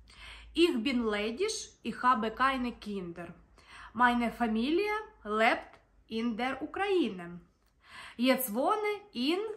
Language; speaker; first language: German; non-native, learner; Ukrainian